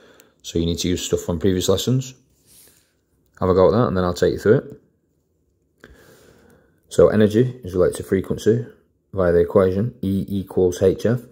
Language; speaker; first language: English; native; English